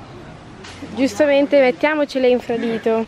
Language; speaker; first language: Italian; native; Italian